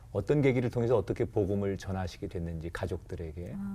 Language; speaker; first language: Korean; native; Korean